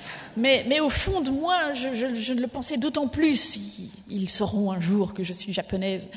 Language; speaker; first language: French; native; French